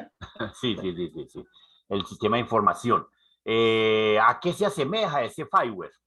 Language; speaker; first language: Spanish; native; Spanish